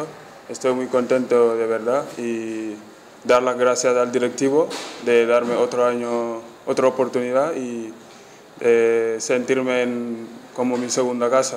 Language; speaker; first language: Spanish; non-native, fluent; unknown